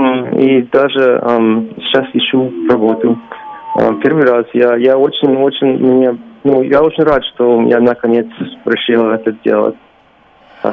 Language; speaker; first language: Russian; non-native, learner; English